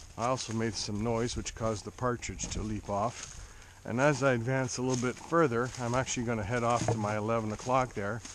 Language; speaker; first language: English; native; English